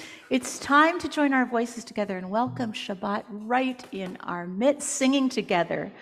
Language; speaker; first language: English; native; English